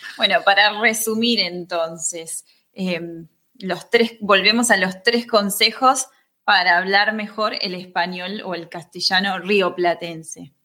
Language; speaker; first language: Spanish; native; Spanish